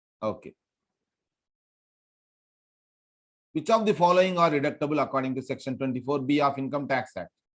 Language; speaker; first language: English; non-native, local second language; Telugu